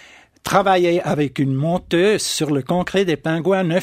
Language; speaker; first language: French; non-native, local second language; German